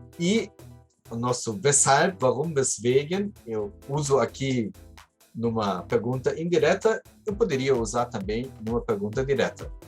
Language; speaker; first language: Portuguese; non-native, fluent; German